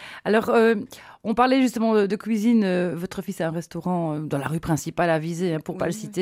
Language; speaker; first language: French; native; French